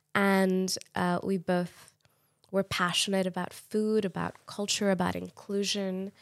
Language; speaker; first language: English; non-native, local second language; Urdu